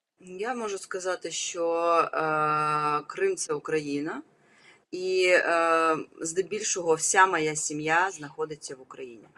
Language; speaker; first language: Ukrainian; non-native, local second language; Russian